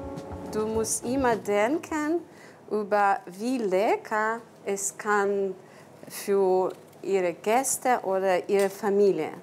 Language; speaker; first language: German; non-native, learner; Ukrainian